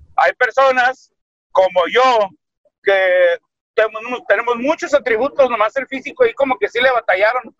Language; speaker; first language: Spanish; native; Spanish